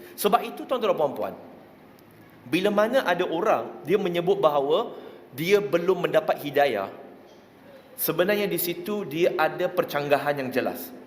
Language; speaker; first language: Malay; non-native, local second language; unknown